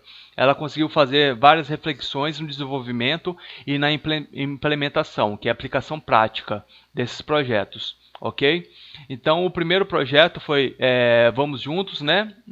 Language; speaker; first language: Portuguese; native; Portuguese